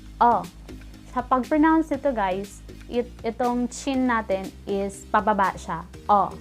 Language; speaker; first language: Filipino; native; Filipino